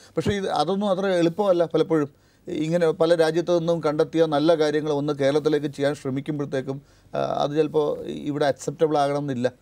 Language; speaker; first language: Malayalam; native; Malayalam